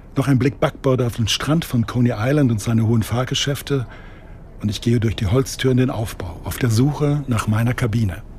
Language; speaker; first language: German; native; German